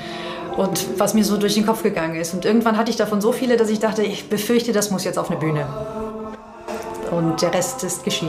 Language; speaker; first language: German; native; German